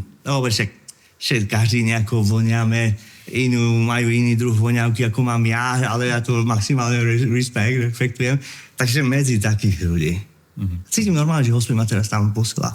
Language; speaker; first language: Slovak; native; Slovak